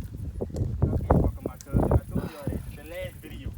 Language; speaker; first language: English; native; English